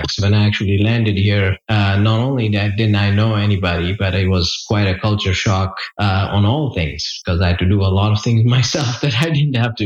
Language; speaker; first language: English; non-native, local second language; Gujarati